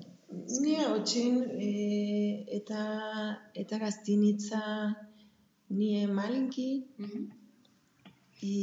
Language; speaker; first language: Russian; non-native, learner; German